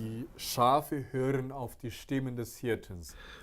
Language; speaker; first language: German; non-native, fluent; Chinese